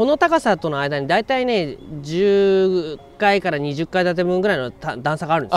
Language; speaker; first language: Japanese; native; Japanese